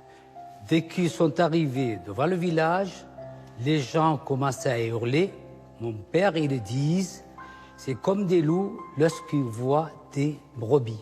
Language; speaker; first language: French; non-native, fluent; Assyrian Neo-Aramaic